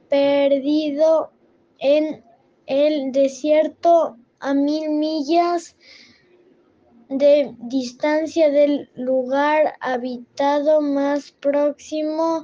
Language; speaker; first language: Spanish; non-native, learner; French